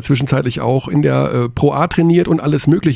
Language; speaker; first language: German; native; German